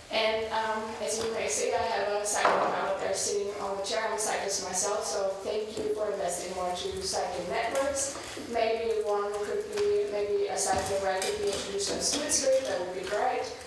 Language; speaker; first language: English; non-native, fluent; German